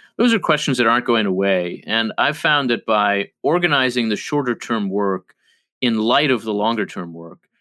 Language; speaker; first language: English; early bilingual, other home language; Hebrew